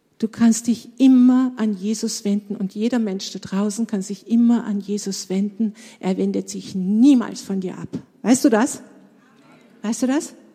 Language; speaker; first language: German; native; German